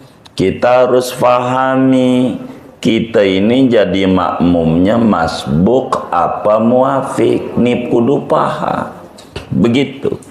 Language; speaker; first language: Indonesian; native; Indonesian